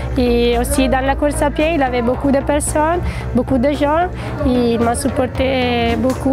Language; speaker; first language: French; non-native, learner; Spanish